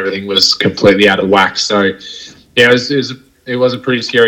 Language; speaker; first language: English; native; English